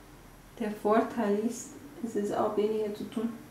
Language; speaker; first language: German; non-native, fluent; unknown